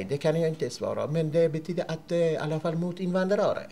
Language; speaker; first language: Swedish; non-native, learner; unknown